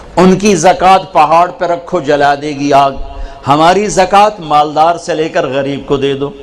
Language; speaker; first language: Urdu; non-native, local second language; Punjabi